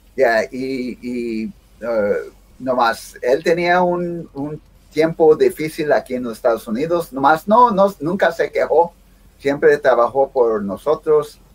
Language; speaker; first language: Spanish; early bilingual, heritage; Spanish